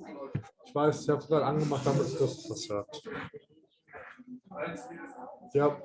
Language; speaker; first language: German; native; German